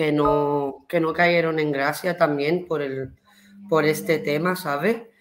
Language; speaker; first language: Spanish; early bilingual, heritage; Spanish